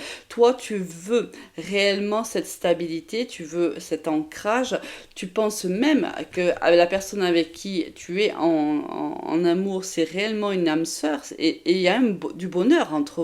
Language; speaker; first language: French; native; French